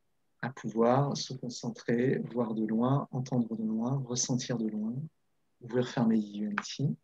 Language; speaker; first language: French; native; French